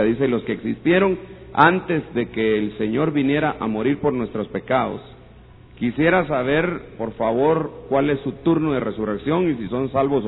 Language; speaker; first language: Spanish; native; Spanish